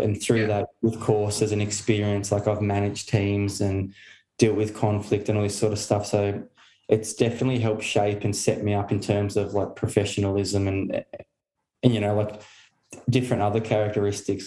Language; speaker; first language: English; native; English